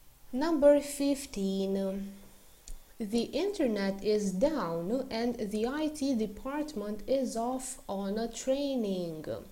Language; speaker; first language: English; non-native, fluent; Romanian